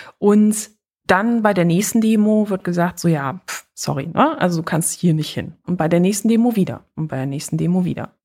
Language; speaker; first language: German; early bilingual, other home language; Polish